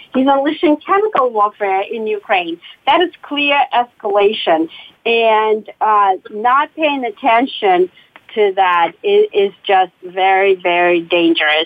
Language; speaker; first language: English; non-native, fluent; Russian